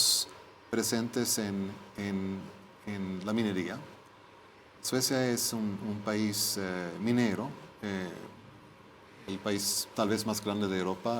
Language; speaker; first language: Spanish; non-native, fluent; Swedish